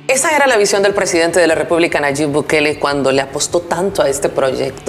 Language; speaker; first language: Spanish; native; Spanish